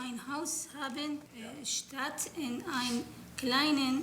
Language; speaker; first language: German; non-native, learner; Arabic